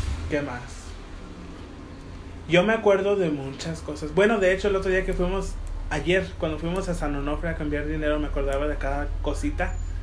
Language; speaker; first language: Spanish; early bilingual, heritage; Spanish